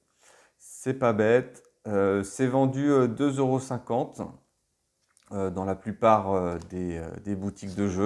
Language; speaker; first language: French; native; French